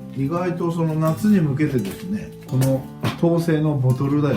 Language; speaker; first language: Japanese; native; Japanese